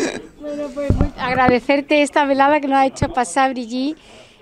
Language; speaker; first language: Spanish; native; Spanish